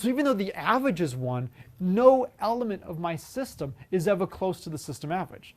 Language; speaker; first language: English; native; English